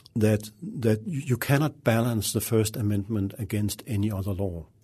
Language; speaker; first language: English; non-native, fluent; Danish